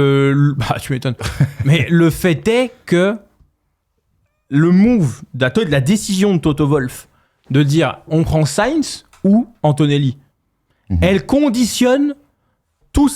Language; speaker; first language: French; native; French